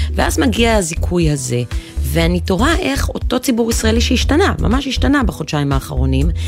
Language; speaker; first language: Hebrew; native; Hebrew